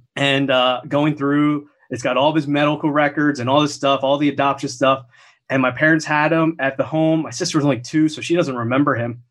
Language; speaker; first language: English; native; English